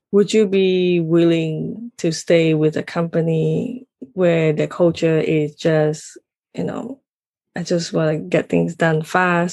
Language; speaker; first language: English; non-native, local second language; Cantonese